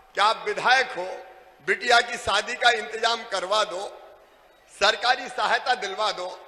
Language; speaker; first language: Hindi; native; Hindi